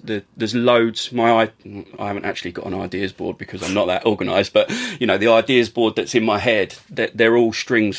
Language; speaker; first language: English; native; English